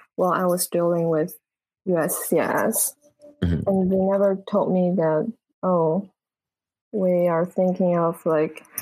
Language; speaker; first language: English; non-native, fluent; Chinese